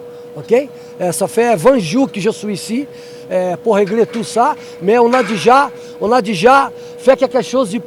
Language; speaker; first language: French; non-native, learner; Portuguese